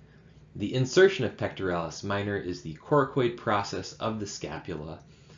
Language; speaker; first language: English; native; English